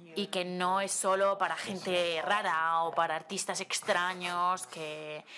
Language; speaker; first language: Spanish; non-native, fluent; Slovenian